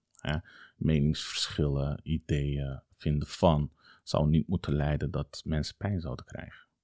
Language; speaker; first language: Dutch; early bilingual, other home language; Turkish